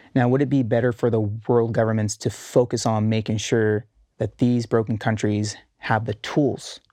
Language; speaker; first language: English; early bilingual, heritage; Arabic